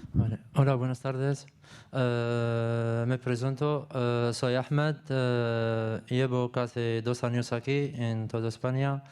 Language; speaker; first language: Spanish; non-native, learner; Arabic